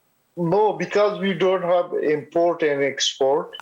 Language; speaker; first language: English; non-native, learner; Pashto